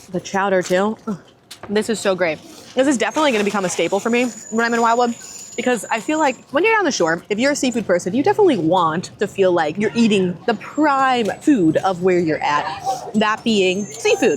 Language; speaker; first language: English; native; English